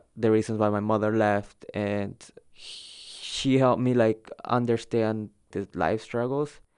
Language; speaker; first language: English; early bilingual, other home language; Spanish